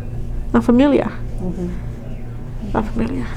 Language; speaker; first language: Spanish; early bilingual, heritage; Spanish